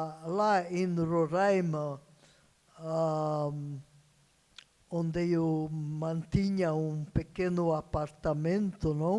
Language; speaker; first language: Portuguese; non-native, fluent; Hungarian